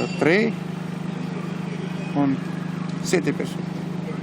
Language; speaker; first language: Italian; non-native, learner; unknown